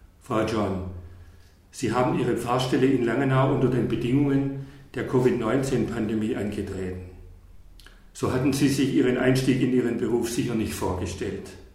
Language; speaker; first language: German; native; German